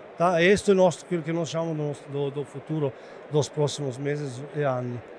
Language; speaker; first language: Portuguese; non-native, fluent; Italian